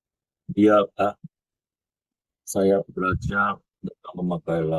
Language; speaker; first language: Indonesian; non-native, learner; Japanese